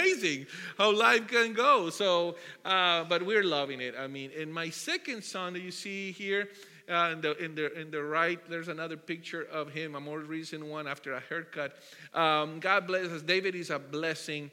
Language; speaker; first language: English; non-native, fluent; Spanish